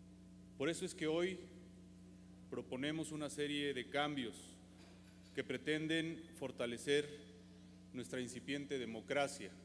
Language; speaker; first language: Spanish; native; Spanish